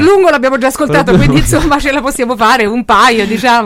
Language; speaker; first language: Italian; native; Italian